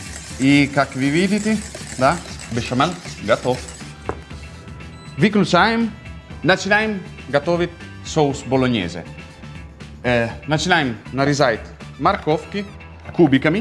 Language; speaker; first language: Russian; non-native, fluent; Italian